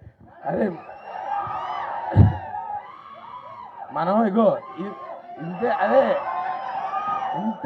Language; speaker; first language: Telugu; native; Telugu